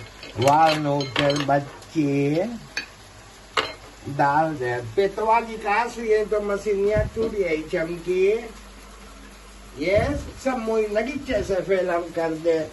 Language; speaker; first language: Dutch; non-native, local second language; Caribbean Hindustani